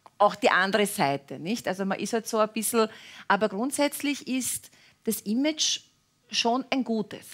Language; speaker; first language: German; native; German